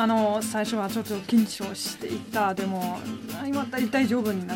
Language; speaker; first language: Japanese; non-native, learner; German